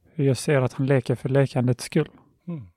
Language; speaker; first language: Swedish; early bilingual, other home language; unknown